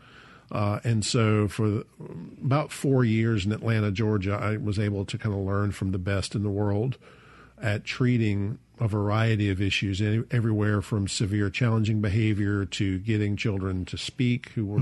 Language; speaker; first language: English; native; English